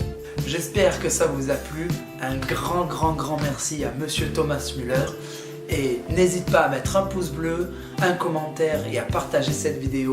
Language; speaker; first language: French; native; French